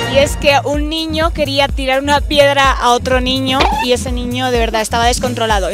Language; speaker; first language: Spanish; native; Spanish